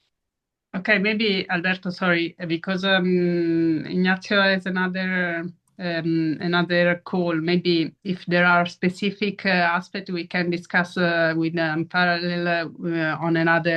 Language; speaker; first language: English; non-native, fluent; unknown